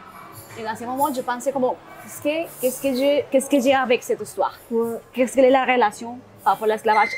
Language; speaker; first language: French; non-native, learner; Spanish